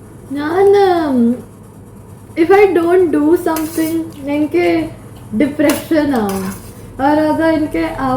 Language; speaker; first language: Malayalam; early bilingual, heritage; Malayalam